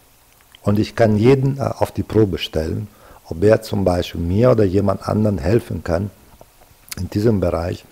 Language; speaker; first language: German; non-native, fluent; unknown